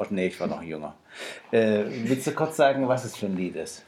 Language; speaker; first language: German; native; German